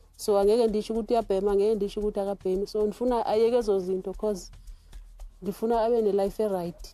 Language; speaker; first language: Zulu; non-native, local second language; Xhosa